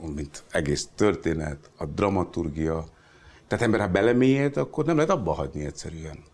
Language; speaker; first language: Hungarian; non-native, fluent; Hindi